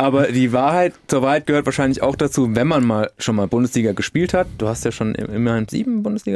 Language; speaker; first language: German; native; German